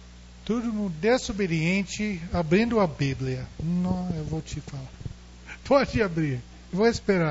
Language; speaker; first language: Portuguese; non-native, fluent; English